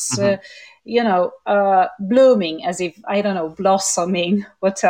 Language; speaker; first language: English; non-native, fluent; Polish